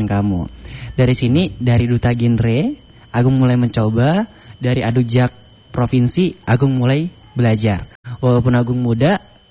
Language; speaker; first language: Indonesian; non-native, local second language; Javanese